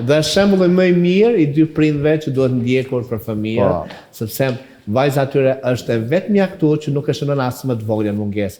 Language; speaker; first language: Albanian; native; Albanian